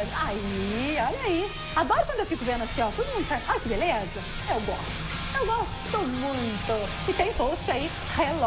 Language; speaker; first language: Portuguese; native; Portuguese